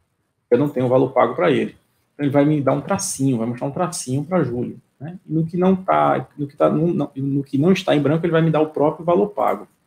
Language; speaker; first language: Portuguese; native; Portuguese